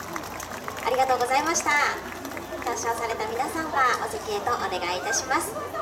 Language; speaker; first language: Japanese; native; Japanese